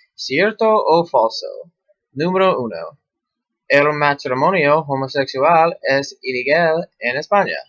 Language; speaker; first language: Spanish; non-native, learner; English